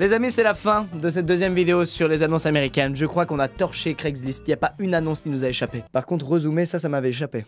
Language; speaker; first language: French; native; French